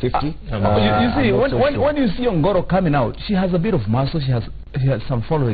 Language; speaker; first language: English; non-native, local second language; Kikuyu